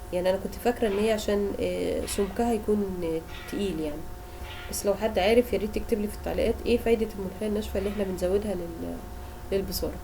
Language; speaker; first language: Arabic; native; Arabic